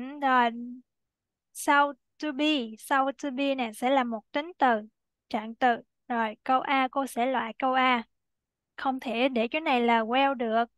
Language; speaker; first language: Vietnamese; native; Vietnamese